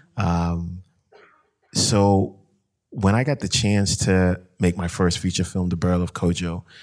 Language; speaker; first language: English; non-native, local second language; Akan